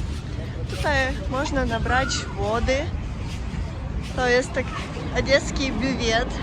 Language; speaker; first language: Polish; non-native, learner; Russian